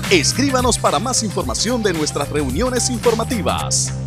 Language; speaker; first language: Spanish; native; Spanish